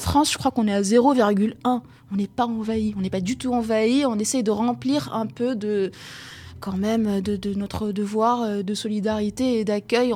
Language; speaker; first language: French; non-native, local second language; Arabic